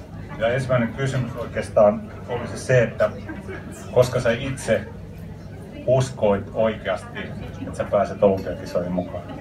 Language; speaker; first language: Finnish; native; Finnish